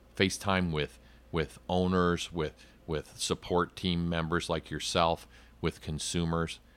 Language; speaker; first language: English; native; English